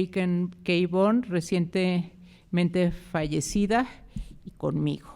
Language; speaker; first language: Spanish; native; Spanish